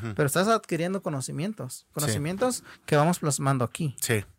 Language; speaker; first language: Spanish; non-native, local second language; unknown